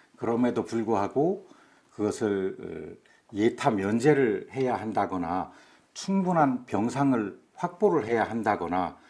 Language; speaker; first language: Korean; native; Korean